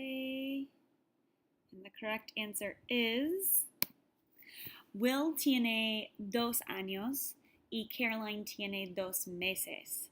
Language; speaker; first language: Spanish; non-native, fluent; English